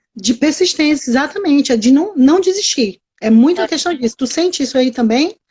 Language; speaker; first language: Portuguese; native; Portuguese